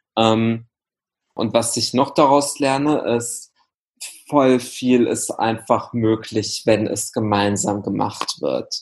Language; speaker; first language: German; early bilingual, other home language; Arabic